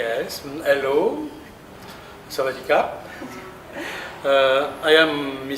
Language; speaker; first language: English; non-native, learner; French